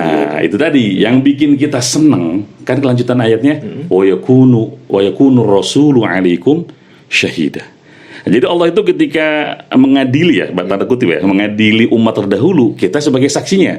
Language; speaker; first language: Indonesian; native; Indonesian